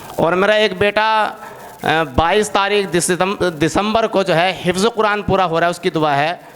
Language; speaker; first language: Hindi; native; Hindi